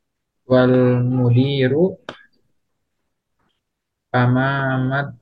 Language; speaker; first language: Arabic; non-native, learner; Indonesian